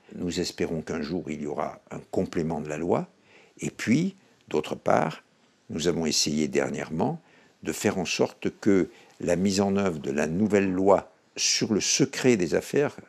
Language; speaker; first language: French; native; French